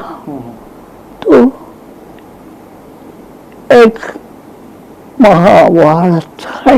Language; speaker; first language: Hindi; non-native, fluent; Japanese